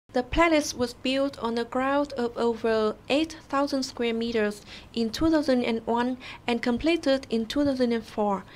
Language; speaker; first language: English; non-native, fluent; Vietnamese